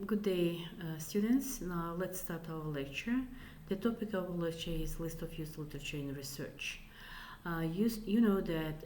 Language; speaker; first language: English; non-native, fluent; Kazakh